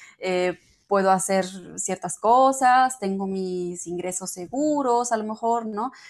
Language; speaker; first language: Spanish; non-native, fluent; German